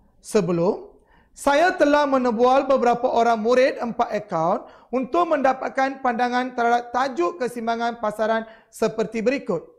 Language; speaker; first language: Malay; non-native, local second language; Tamil